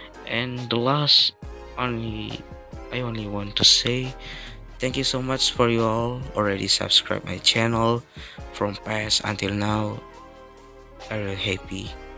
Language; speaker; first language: English; non-native, learner; Indonesian